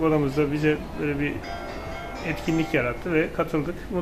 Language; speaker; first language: Turkish; native; Turkish